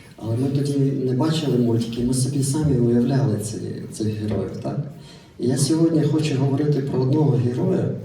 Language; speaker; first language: Ukrainian; native; Ukrainian